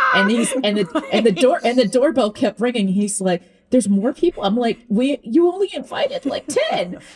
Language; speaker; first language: English; early bilingual, other home language; Akan